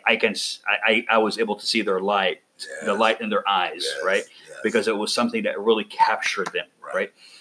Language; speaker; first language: English; non-native, fluent; Arabic